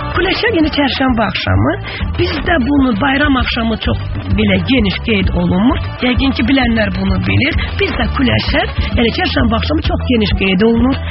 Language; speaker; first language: Azerbaijani; non-native, local second language; Talysh